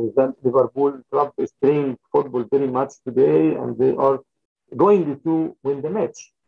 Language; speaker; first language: English; non-native, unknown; Arabic